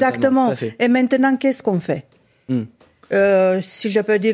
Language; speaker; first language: French; non-native, fluent; Romanian